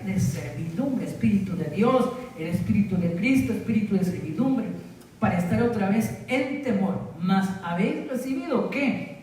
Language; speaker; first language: Spanish; native; Spanish